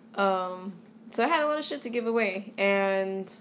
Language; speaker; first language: English; native; English